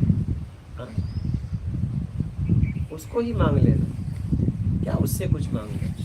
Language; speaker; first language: Hindi; native; Hindi